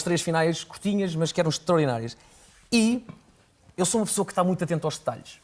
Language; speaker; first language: Portuguese; native; Portuguese